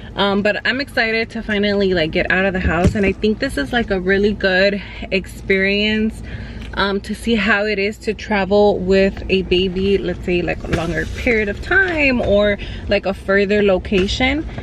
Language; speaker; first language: English; early bilingual, other home language; Spanish